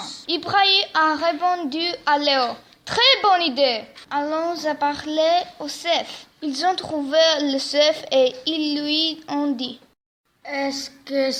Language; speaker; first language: French; non-native, learner; Greek